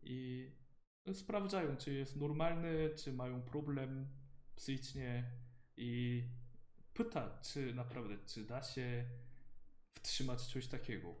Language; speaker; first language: Polish; non-native, learner; Korean